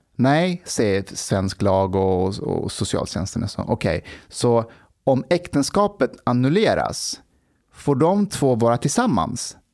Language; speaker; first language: Swedish; early bilingual, other home language; Persian